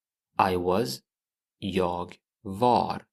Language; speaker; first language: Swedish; non-native, fluent; English